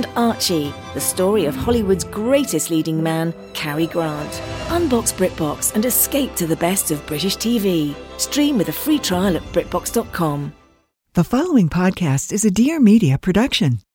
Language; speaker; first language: English; native; English